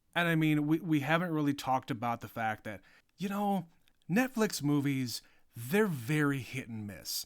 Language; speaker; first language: English; native; English